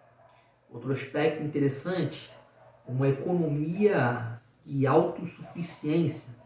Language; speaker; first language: Portuguese; native; Portuguese